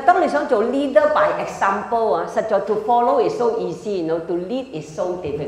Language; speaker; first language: English; non-native, local second language; Cantonese